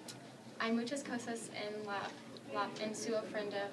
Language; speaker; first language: Spanish; non-native, learner; English